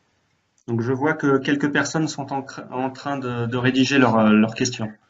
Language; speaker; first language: French; native; French